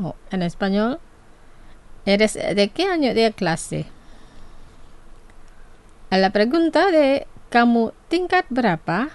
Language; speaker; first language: Spanish; non-native, fluent; Indonesian